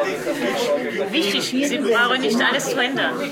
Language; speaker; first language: German; non-native, learner; French